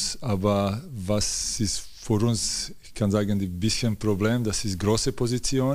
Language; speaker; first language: German; non-native, learner; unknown